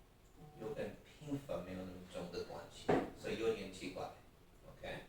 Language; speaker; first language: Chinese; non-native, fluent; English